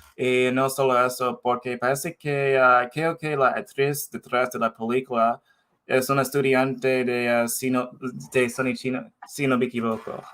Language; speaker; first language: Spanish; non-native, fluent; English